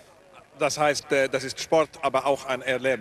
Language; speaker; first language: German; non-native, fluent; Finnish